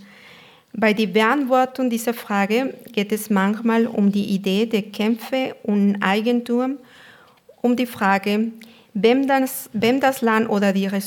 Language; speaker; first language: German; non-native, fluent; Spanish